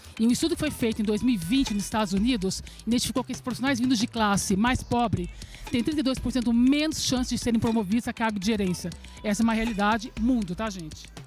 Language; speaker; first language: Portuguese; early bilingual, other home language; Serbian